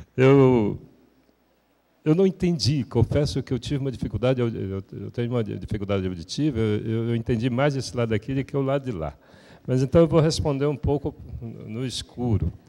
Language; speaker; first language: Portuguese; native; Portuguese